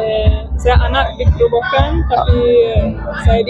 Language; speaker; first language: Indonesian; non-native, learner; English